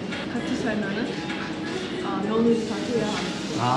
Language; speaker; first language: Korean; non-native, learner; Uzbek